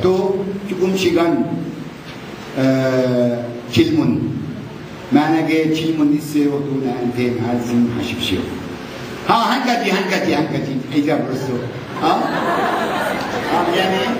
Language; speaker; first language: Korean; non-native, learner; Arabic